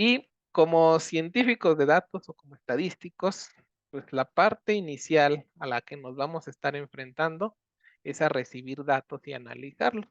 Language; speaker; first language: Spanish; native; Spanish